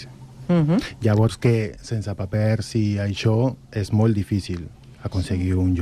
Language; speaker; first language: Catalan; non-native, fluent; Spanish